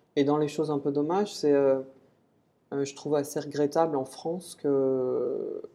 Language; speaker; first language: French; native; French